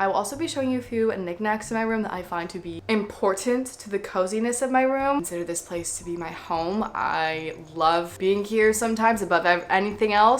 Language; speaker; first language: English; native; English